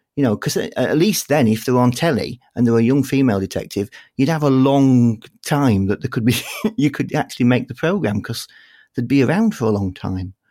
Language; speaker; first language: English; native; English